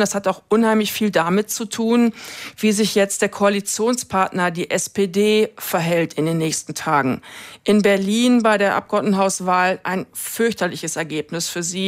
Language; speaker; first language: German; native; German